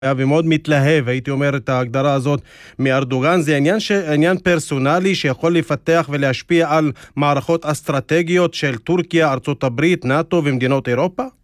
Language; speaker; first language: Hebrew; non-native, local second language; Arabic